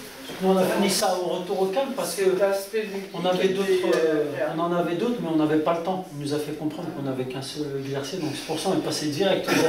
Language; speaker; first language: French; native; French